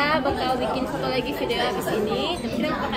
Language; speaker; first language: Indonesian; non-native, fluent; Japanese